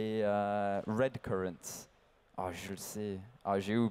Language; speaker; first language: French; non-native, learner; English